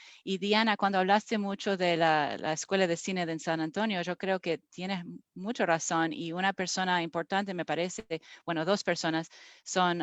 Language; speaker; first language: Spanish; non-native, fluent; English